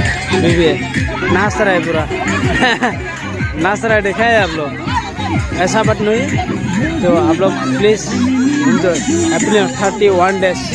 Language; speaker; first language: Hindi; non-native, local second language; Assamese